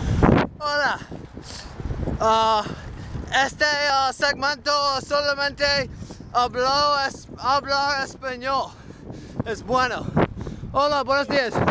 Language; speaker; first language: Spanish; non-native, learner; English